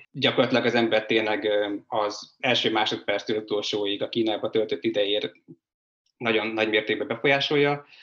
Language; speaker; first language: Hungarian; native; Hungarian